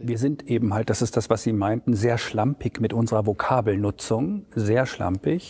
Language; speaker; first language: German; native; German